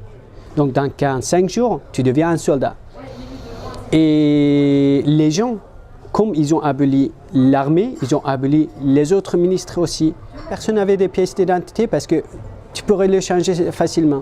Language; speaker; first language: French; non-native, fluent; Turkish